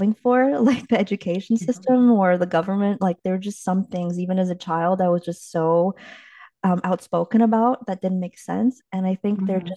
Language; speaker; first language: English; early bilingual, other home language; Chinese